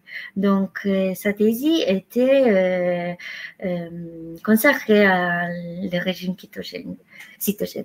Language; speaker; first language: French; non-native, fluent; Polish